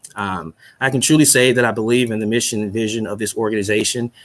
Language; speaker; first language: English; native; English